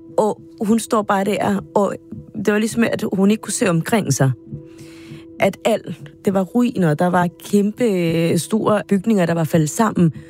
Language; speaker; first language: Danish; non-native, fluent; Spanish